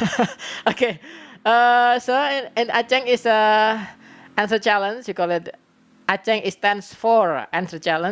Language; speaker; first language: English; non-native, learner; Indonesian